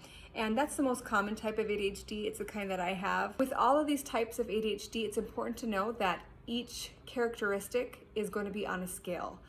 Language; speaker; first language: English; native; English